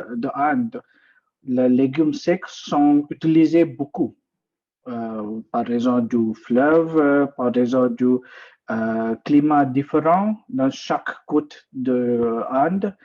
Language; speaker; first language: French; non-native, learner; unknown